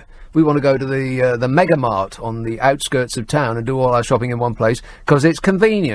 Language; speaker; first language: English; native; English